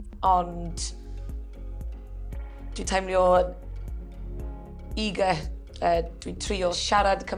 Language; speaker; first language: Welsh; non-native, learner; English